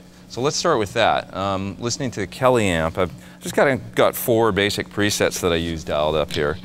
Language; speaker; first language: English; native; English